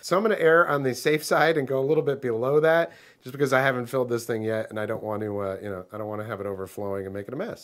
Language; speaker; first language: English; native; English